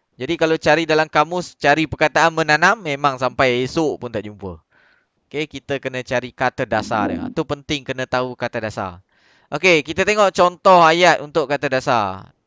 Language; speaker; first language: Malay; native; Malay